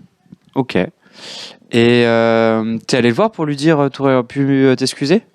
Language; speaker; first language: French; native; French